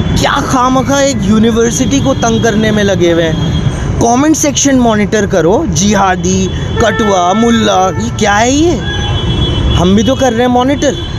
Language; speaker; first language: Hindi; non-native, local second language; Manipuri